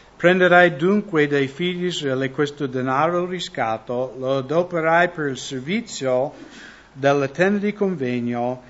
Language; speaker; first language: Italian; non-native, fluent; English